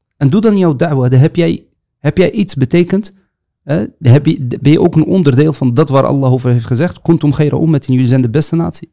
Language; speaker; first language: Dutch; early bilingual, other home language; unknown